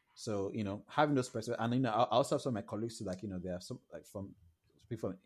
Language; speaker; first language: English; non-native, local second language; Yoruba